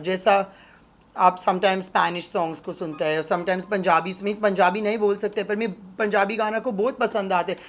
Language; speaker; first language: Hindi; non-native, local second language; English